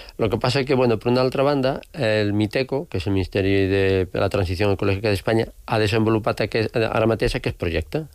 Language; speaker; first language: Catalan; non-native, local second language; Spanish